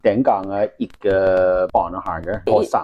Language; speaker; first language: Norwegian; non-native, learner; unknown